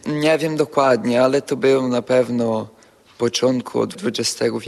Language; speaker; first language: Polish; early bilingual, heritage; Portuguese